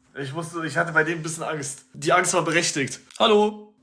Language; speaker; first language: German; native; German